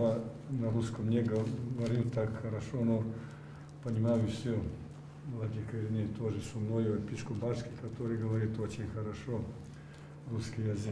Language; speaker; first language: Russian; non-native, learner; Serbian